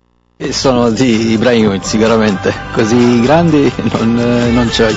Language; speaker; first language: Italian; non-native, learner; Swedish